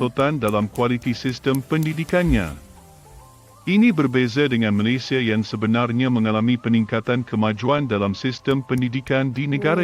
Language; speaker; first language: Malay; native; Malay